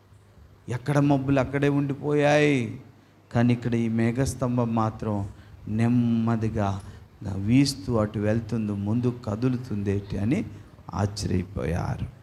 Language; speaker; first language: Telugu; native; Telugu